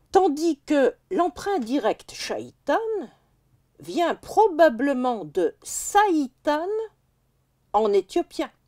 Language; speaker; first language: French; native; French